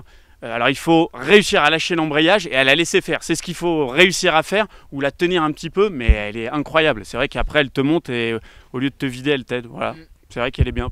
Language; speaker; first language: French; native; French